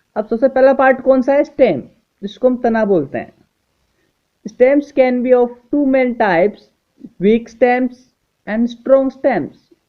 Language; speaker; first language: Hindi; native; Hindi